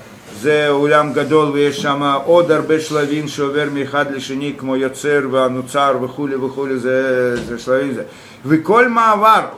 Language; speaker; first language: Hebrew; non-native, fluent; Russian